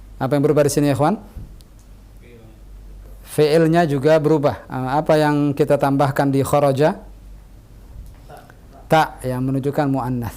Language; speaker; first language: Indonesian; native; Indonesian